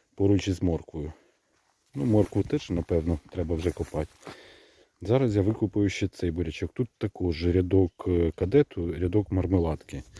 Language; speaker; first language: Ukrainian; native; Ukrainian